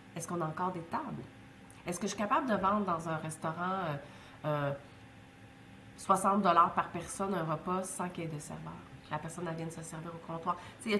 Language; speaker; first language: French; native; French